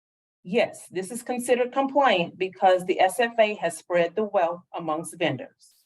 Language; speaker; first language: English; native; English